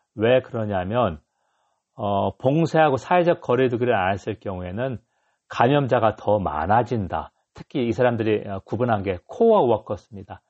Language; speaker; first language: Korean; native; Korean